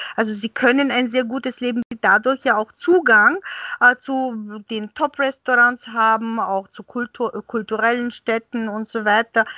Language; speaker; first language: German; early bilingual, other home language; Bulgarian